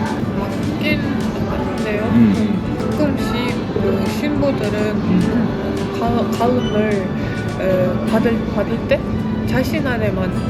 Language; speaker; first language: Korean; non-native, fluent; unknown